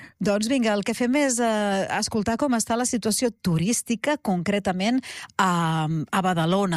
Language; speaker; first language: Catalan; native; Catalan